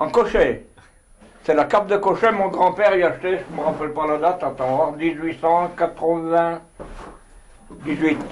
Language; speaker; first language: French; native; French